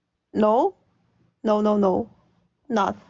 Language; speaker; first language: English; non-native, learner; Korean